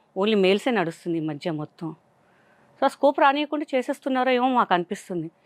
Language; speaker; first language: Telugu; non-native, local second language; Hindi